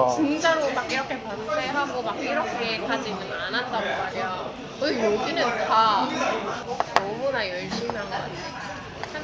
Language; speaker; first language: Korean; non-native, fluent; Indonesian